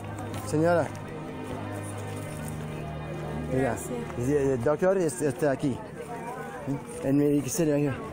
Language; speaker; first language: Spanish; non-native, learner; English